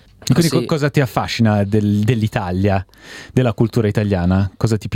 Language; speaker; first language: Italian; native; Italian